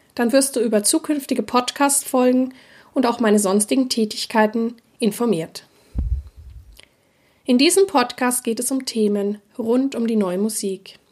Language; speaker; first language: German; native; German